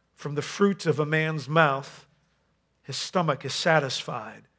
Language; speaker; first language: English; non-native, fluent; Dutch